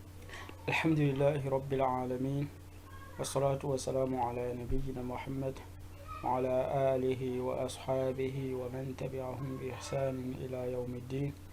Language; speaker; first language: Arabic; non-native, fluent; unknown